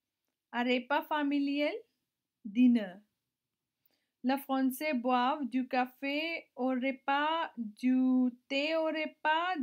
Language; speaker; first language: French; non-native, learner; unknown